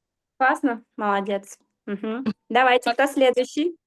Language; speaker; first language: Russian; non-native, local second language; Kyrgyz